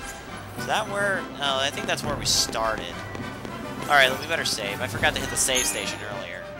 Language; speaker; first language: English; native; English